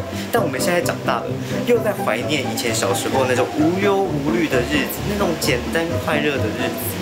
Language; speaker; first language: Chinese; native; Chinese